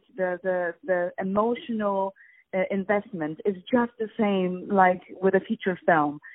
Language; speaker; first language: English; non-native, fluent; Polish